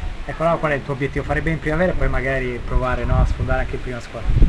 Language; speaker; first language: Italian; native; Italian